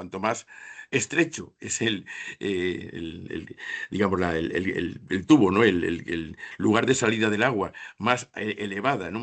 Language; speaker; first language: Spanish; native; Spanish